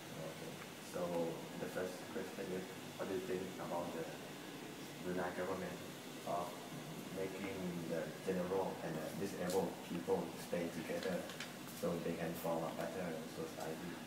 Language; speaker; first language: English; non-native, learner; Thai